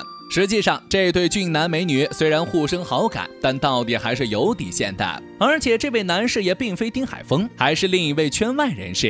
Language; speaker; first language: Chinese; native; Chinese